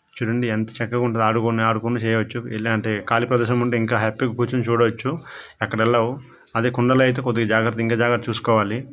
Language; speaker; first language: Telugu; non-native, local second language; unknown